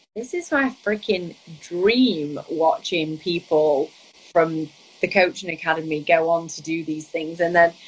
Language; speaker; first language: English; native; English